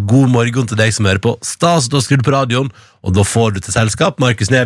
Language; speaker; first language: Norwegian; native; Norwegian